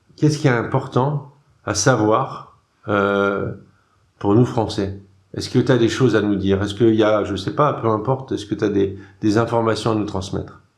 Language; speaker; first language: French; native; French